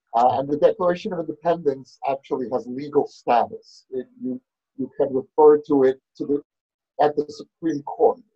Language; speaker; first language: English; native; English